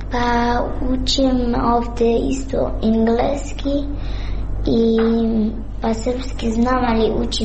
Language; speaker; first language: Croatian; non-native, learner; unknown